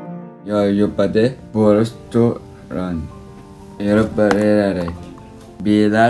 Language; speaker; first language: Swedish; non-native, learner; Arabic